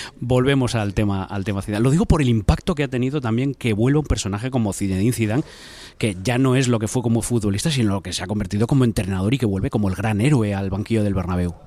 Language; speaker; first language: Spanish; native; Spanish